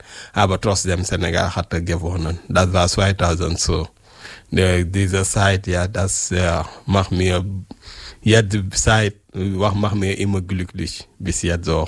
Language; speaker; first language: German; non-native, learner; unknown